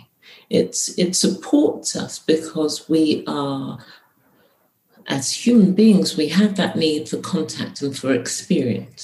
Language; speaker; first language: English; native; English